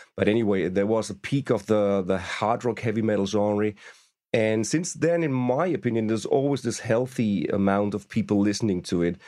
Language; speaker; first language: English; non-native, fluent; German